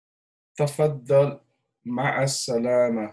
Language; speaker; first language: Arabic; non-native, learner; English